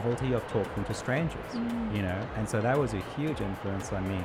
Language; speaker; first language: English; native; English